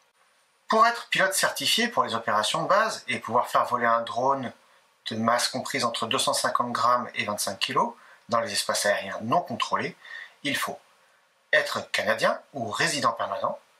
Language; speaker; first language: French; native; French